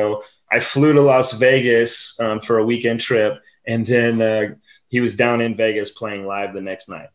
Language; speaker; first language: English; native; English